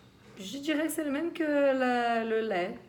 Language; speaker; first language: French; non-native, fluent; Portuguese